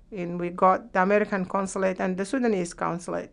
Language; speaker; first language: English; non-native, fluent; Arabic